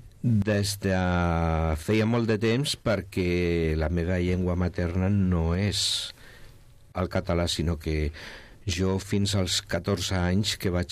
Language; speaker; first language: Catalan; non-native, local second language; Spanish